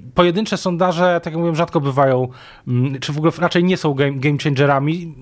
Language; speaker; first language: Polish; native; Polish